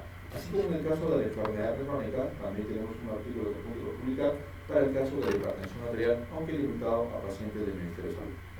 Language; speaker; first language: Spanish; native; Spanish